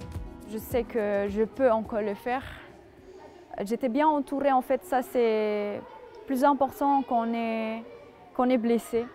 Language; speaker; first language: French; non-native, fluent; Indonesian